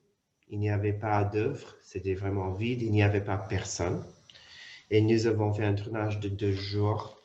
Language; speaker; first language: French; non-native, fluent; English